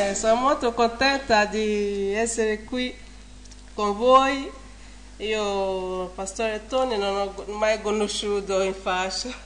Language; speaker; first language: Italian; non-native, learner; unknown